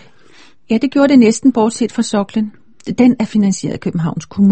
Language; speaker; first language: Danish; native; Danish